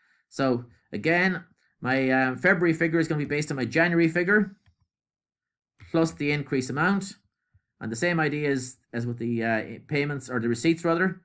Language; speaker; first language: English; native; English